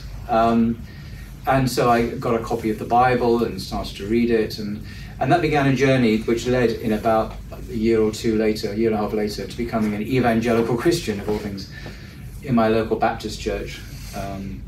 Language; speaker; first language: English; native; English